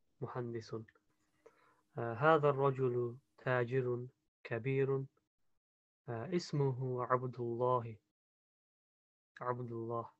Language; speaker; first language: Arabic; non-native, learner; English